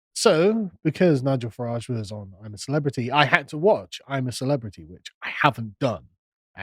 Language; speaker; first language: English; native; English